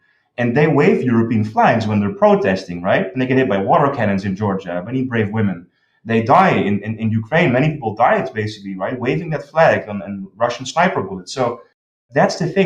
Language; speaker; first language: English; non-native, fluent; Dutch